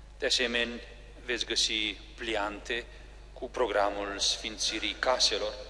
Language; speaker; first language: Romanian; native; Romanian